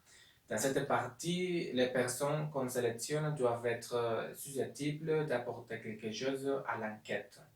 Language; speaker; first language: French; non-native, learner; Spanish